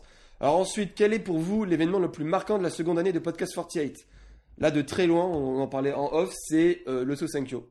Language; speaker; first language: French; native; French